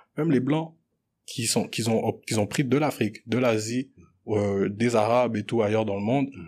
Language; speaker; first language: French; early bilingual, other home language; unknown